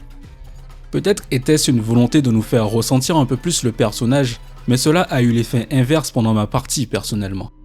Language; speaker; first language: French; native; French